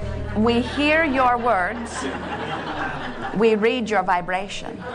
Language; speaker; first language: English; native; English